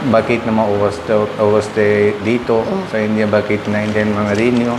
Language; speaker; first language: Filipino; non-native, learner; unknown